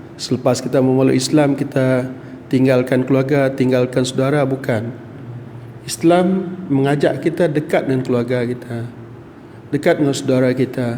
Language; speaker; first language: Malay; non-native, local second language; Iban